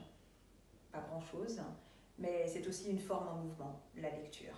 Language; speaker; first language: French; native; French